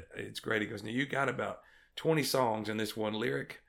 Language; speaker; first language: English; native; English